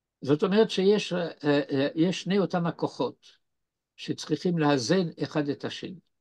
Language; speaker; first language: Hebrew; non-native, fluent; French